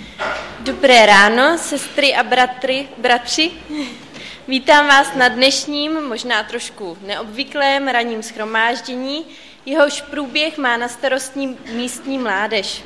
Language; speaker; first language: Czech; native; Czech